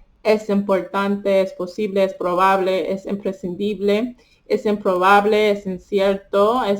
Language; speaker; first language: Spanish; early bilingual, heritage; Spanish